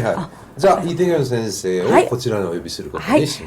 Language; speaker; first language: Japanese; native; Japanese